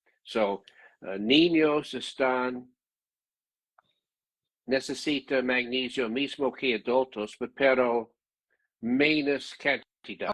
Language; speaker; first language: Spanish; non-native, learner; English